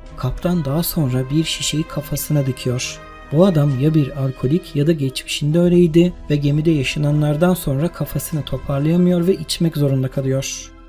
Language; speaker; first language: Turkish; native; Turkish